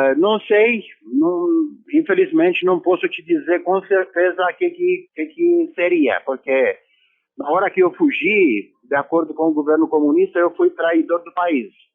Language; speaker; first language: Portuguese; non-native, fluent; Romanian